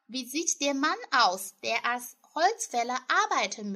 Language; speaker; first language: German; non-native, fluent; Chinese